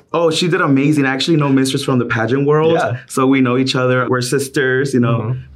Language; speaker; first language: English; early bilingual, other home language; Spanish